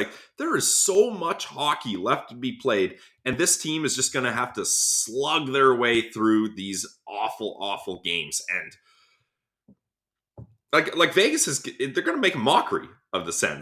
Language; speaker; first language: English; native; English